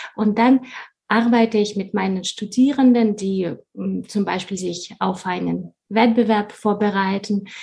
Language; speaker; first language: German; non-native, fluent; Russian